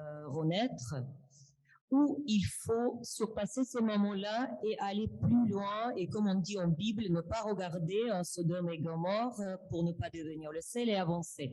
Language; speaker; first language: French; non-native, fluent; Russian